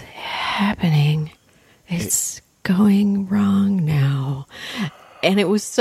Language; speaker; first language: English; native; English